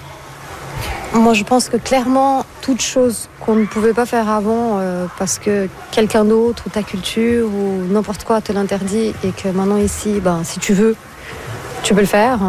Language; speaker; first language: French; non-native, fluent; Portuguese